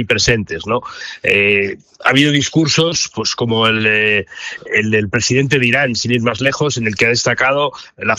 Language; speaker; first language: Spanish; native; Spanish